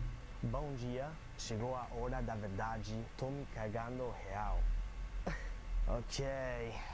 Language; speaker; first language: Portuguese; non-native, learner; English